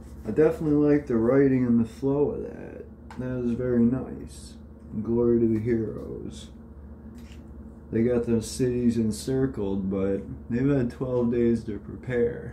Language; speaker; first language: English; native; English